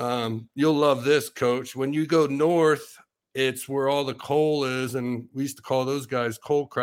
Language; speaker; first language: English; native; English